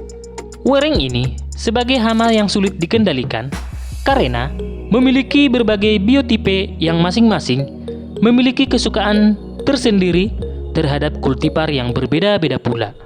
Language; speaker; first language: Indonesian; native; Indonesian